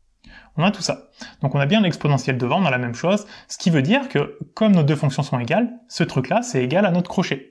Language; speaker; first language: French; native; French